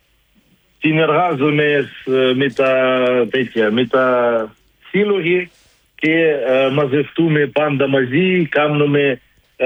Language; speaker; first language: Greek; non-native, learner; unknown